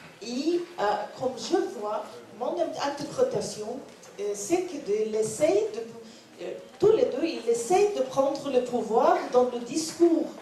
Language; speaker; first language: French; non-native, learner; Norwegian